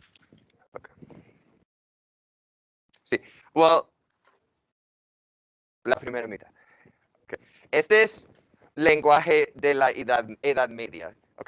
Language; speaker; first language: Spanish; non-native, fluent; English